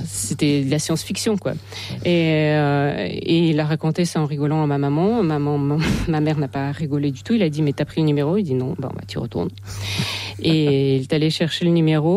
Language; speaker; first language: French; non-native, fluent; Russian